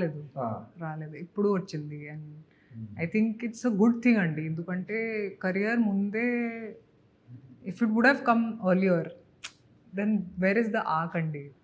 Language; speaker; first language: Telugu; non-native, local second language; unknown